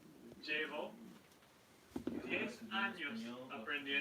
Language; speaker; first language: Spanish; non-native, learner; English